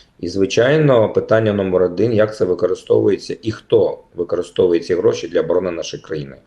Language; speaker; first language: Ukrainian; native; Ukrainian